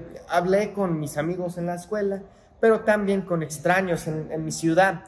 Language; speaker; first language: Spanish; non-native, fluent; English